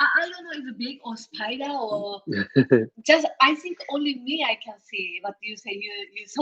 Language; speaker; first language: English; non-native, learner; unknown